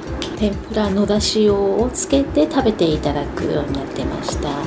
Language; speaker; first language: Japanese; native; Japanese